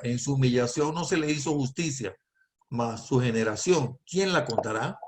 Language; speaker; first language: Spanish; native; Spanish